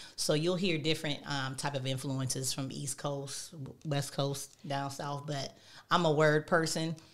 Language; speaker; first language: English; native; English